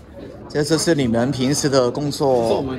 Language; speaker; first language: Chinese; non-native, local second language; Cantonese